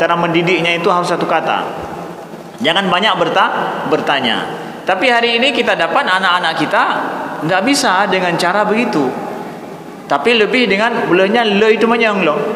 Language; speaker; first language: Malay; non-native, local second language; Achinese